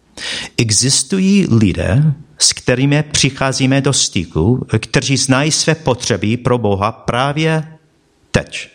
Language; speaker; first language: Czech; non-native, fluent; English